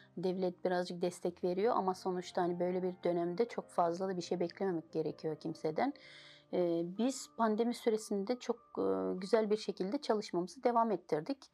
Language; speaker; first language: Turkish; non-native, fluent; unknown